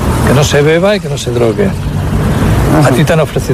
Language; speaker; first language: Spanish; native; Spanish